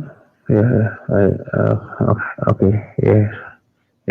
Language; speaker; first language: English; non-native, learner; Indonesian